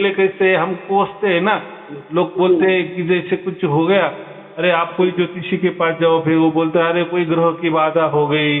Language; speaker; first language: Hindi; native; Hindi